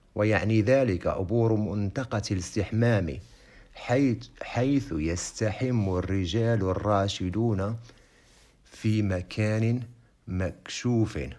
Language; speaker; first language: Arabic; non-native, fluent; Indonesian